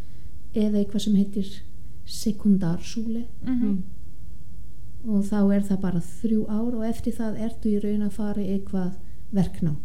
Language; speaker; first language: Icelandic; non-native, fluent; German